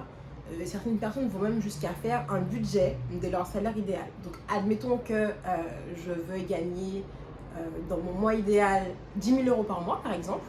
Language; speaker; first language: French; native; French